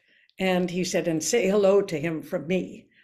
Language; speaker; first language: English; early bilingual, other home language; Norwegian